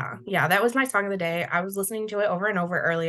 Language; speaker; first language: English; native; English